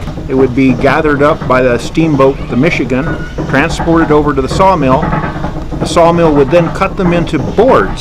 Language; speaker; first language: English; native; English